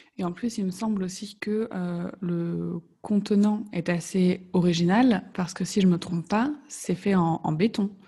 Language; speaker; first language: French; native; French